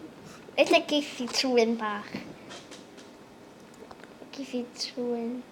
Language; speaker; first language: Welsh; native; Welsh